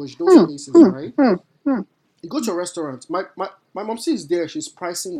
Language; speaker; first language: English; non-native, local second language; Yoruba